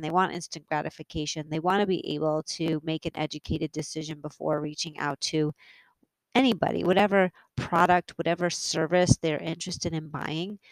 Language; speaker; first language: English; native; English